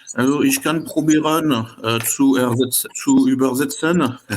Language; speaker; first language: German; non-native, fluent; French